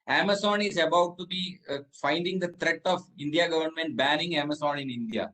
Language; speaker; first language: English; non-native, local second language; Malayalam